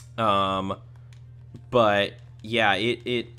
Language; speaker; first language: English; native; English